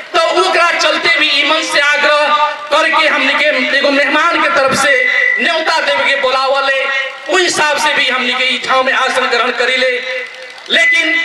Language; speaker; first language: Bhojpuri; non-native, local second language; Dangaura Tharu